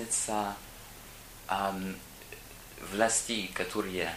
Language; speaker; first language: Russian; non-native, learner; English